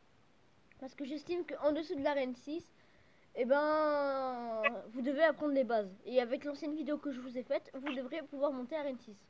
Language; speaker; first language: French; native; French